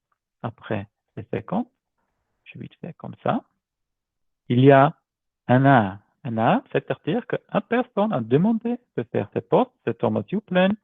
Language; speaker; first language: French; non-native, learner; German